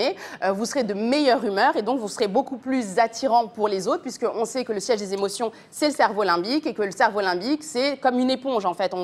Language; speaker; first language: French; native; French